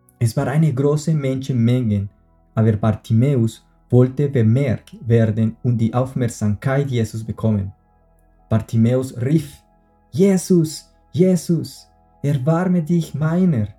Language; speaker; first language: German; non-native, fluent; Spanish